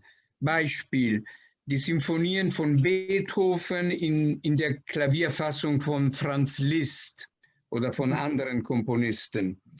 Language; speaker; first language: German; non-native, fluent; Italian